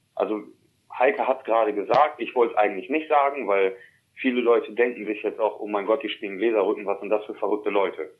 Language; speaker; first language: German; native; German